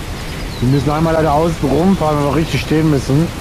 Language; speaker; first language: German; native; German